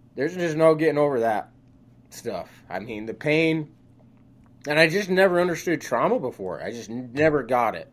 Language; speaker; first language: English; native; English